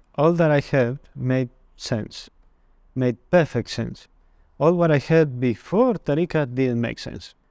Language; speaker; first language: English; non-native, fluent; Spanish